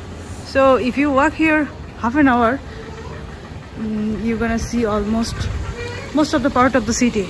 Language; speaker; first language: English; non-native, local second language; Bangla